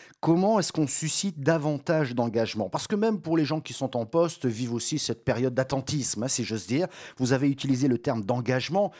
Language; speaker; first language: French; native; French